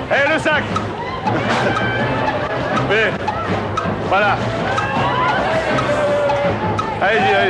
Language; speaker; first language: French; native; French